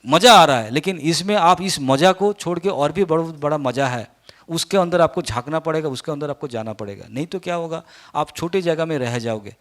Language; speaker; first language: Hindi; non-native, local second language; Bangla